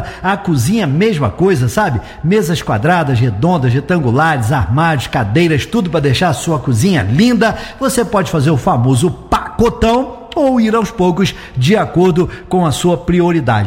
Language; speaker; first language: Portuguese; native; Portuguese